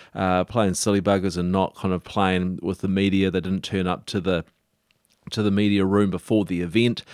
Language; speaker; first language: English; native; English